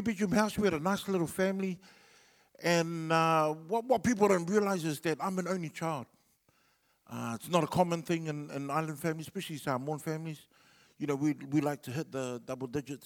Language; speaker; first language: English; non-native, local second language; Samoan